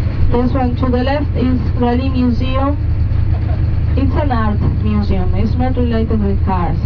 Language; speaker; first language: English; non-native, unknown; Spanish